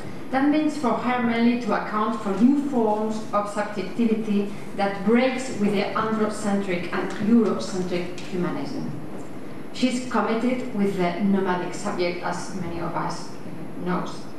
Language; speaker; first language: English; non-native, fluent; Spanish